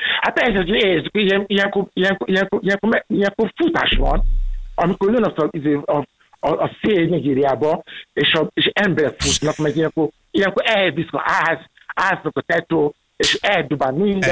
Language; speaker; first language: Hungarian; non-native, learner; Yoruba